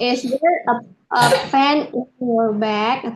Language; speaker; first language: English; non-native, fluent; Indonesian